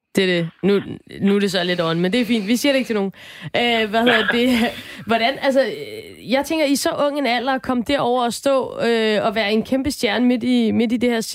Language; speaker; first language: Danish; native; Danish